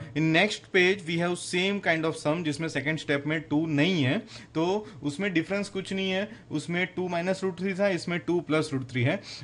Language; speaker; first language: Hindi; non-native, local second language; Gujarati